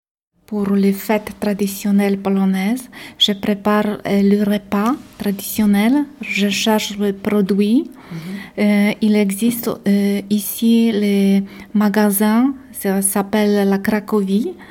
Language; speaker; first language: French; non-native, learner; Polish